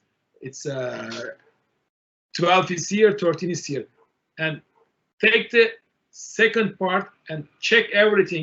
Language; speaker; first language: English; non-native, learner; Turkish